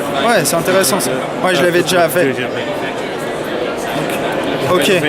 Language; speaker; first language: French; native; French